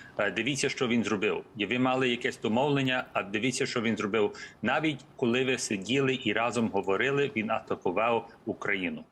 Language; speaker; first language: Ukrainian; early bilingual, heritage; English